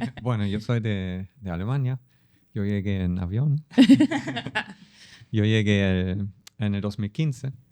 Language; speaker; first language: Spanish; non-native, fluent; German